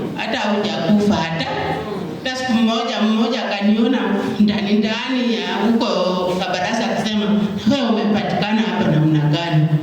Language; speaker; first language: Swahili; native; Swahili